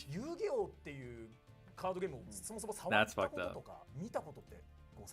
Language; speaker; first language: Japanese; native; Japanese